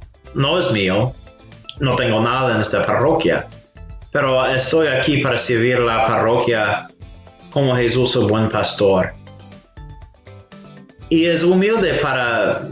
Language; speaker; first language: Spanish; non-native, fluent; English